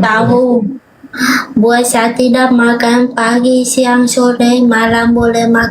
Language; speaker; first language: Indonesian; non-native, learner; Vietnamese